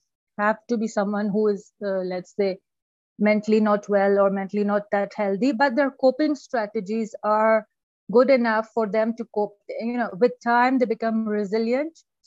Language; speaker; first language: English; non-native, local second language; Urdu